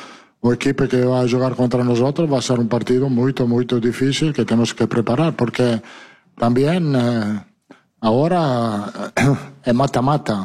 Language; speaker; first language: Portuguese; non-native, learner; Italian